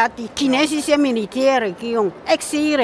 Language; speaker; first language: German; non-native, fluent; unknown